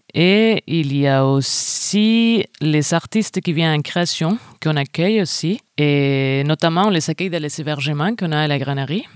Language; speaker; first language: French; non-native, fluent; Spanish